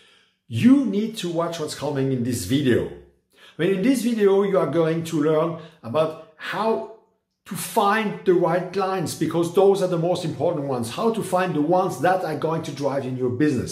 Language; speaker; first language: English; non-native, fluent; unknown